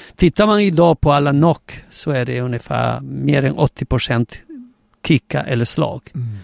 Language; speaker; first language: Swedish; non-native, fluent; Spanish